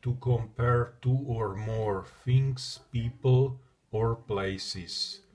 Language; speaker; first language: English; non-native, learner; Slovak